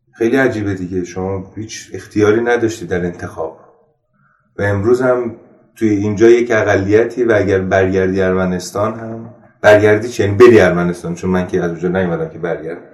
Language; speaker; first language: Persian; non-native, local second language; Armenian